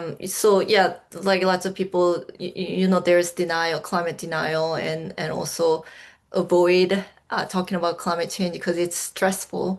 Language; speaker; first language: English; non-native, fluent; Korean